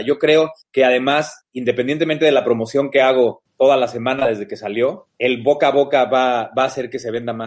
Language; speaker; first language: Spanish; native; Spanish